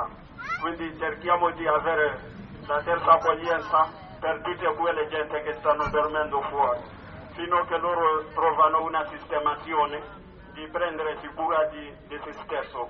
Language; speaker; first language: Italian; non-native, learner; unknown